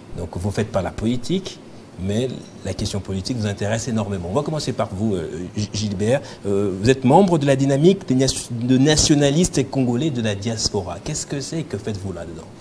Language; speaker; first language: French; non-native, local second language; Lingala